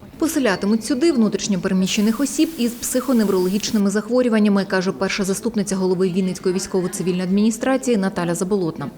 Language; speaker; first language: Ukrainian; native; Ukrainian